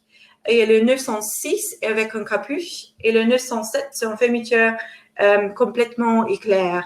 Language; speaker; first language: French; non-native, fluent; English